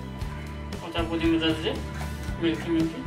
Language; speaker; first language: Russian; non-native, learner; Hindi